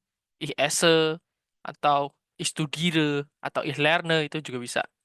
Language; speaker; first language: German; non-native, fluent; Indonesian